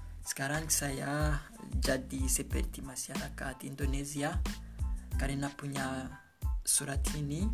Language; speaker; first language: Indonesian; non-native, learner; Kinyarwanda